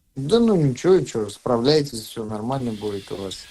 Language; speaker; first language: Russian; native; Russian